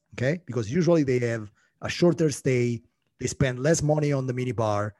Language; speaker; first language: English; non-native, fluent; Italian